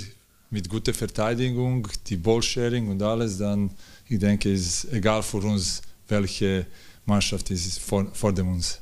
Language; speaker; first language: German; non-native, learner; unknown